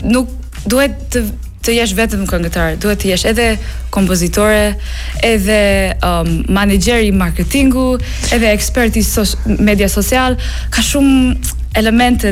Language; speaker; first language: Albanian; non-native, learner; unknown